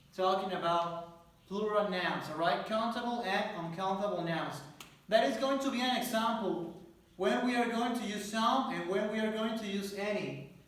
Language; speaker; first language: English; non-native, fluent; Spanish